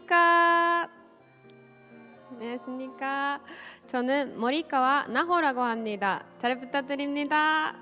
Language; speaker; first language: Korean; non-native, fluent; Japanese